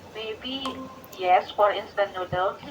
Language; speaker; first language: English; non-native, learner; Indonesian